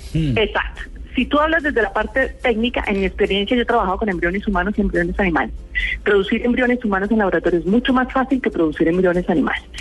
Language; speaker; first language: Spanish; native; Spanish